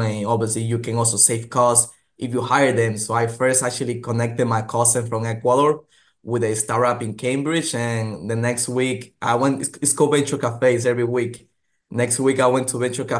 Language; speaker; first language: English; native; English